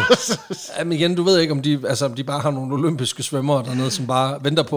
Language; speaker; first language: Danish; native; Danish